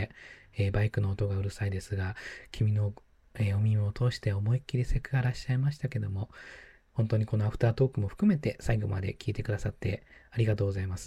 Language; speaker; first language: Japanese; native; Japanese